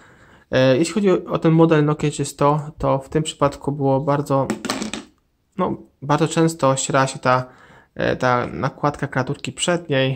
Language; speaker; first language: Polish; native; Polish